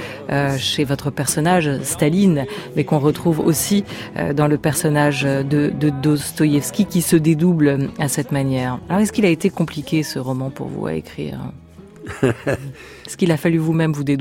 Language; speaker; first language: French; native; French